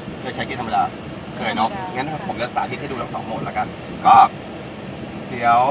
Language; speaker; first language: Thai; native; Thai